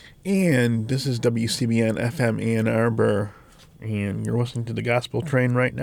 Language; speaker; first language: English; native; English